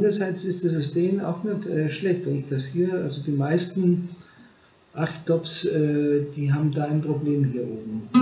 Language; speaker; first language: German; non-native, fluent; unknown